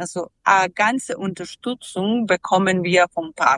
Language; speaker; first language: German; non-native, learner; Serbian